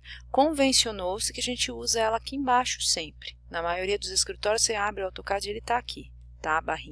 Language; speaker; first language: Portuguese; native; Portuguese